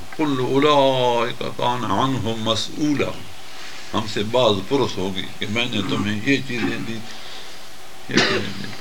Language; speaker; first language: Urdu; non-native, local second language; Punjabi